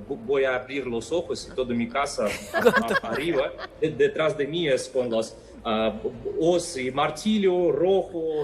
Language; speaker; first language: Spanish; non-native, fluent; Russian